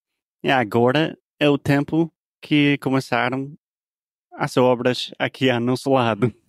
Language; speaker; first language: Portuguese; non-native, fluent; English